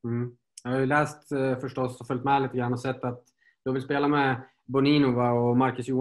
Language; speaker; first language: Swedish; native; Swedish